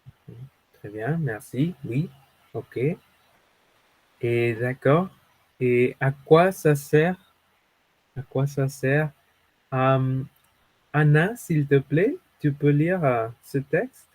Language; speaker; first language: French; non-native, fluent; Spanish